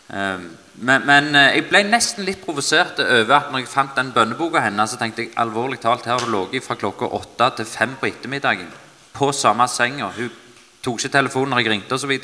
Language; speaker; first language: Norwegian; native; Norwegian